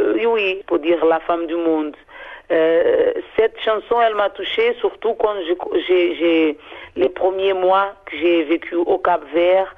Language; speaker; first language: French; non-native, fluent; Portuguese